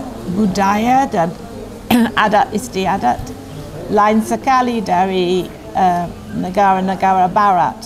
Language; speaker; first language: Indonesian; non-native, fluent; English